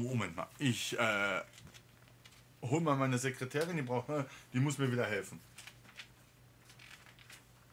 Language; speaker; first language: German; native; German